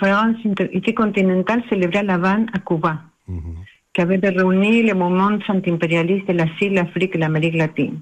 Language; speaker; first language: French; non-native, learner; Spanish